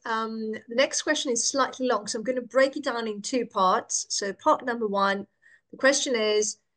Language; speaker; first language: English; non-native, fluent; Greek